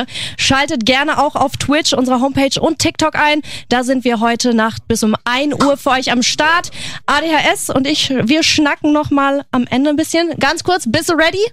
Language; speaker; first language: German; native; German